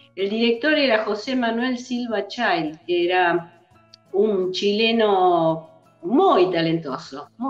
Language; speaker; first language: Spanish; early bilingual, other home language; English